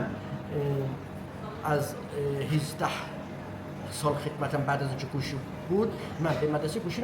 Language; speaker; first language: Persian; non-native, local second language; Azerbaijani